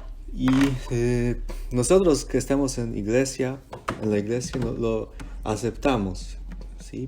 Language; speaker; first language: Spanish; non-native, fluent; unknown